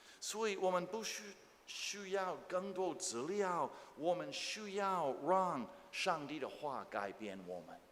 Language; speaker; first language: Chinese; non-native, fluent; English